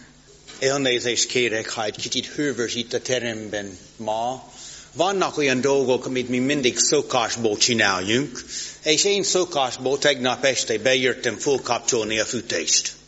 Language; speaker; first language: Hungarian; non-native, fluent; English